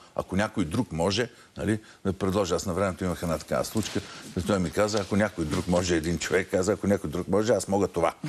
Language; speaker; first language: Bulgarian; native; Bulgarian